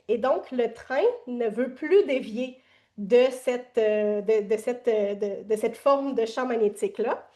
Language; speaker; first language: French; native; French